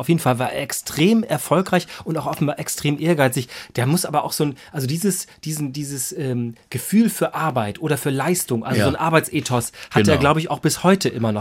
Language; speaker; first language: German; native; German